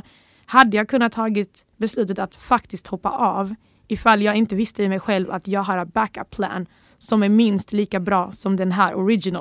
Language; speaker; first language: Swedish; early bilingual, other home language; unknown